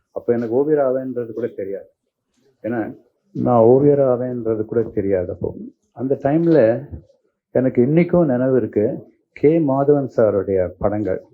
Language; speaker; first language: Tamil; native; Tamil